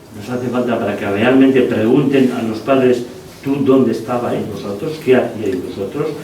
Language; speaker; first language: Spanish; non-native, local second language; Basque